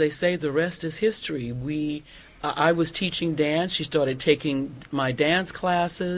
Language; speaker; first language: English; native; English